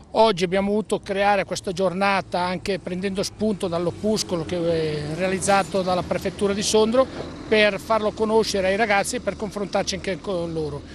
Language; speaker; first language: Italian; native; Italian